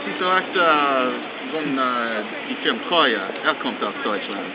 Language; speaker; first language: German; non-native, learner; English